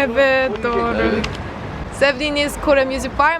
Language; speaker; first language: Turkish; non-native, learner; Korean